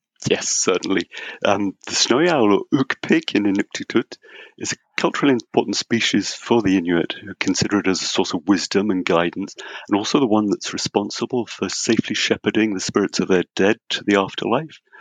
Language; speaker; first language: English; native; English